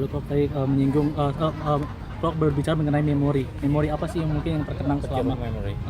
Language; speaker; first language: Indonesian; native; Indonesian